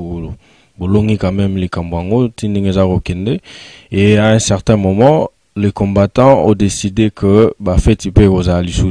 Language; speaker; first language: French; non-native, local second language; Lingala